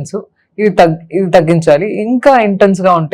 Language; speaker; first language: Telugu; non-native, learner; Tamil